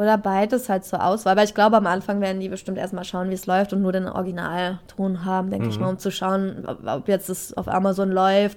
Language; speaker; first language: German; native; German